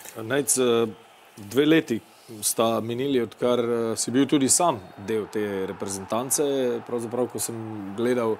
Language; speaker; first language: Slovenian; native; Slovenian